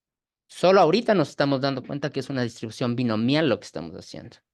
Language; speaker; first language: Spanish; native; Spanish